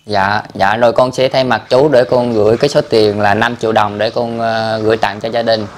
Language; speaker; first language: Vietnamese; native; Vietnamese